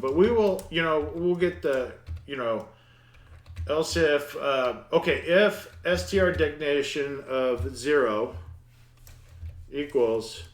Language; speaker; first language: English; native; English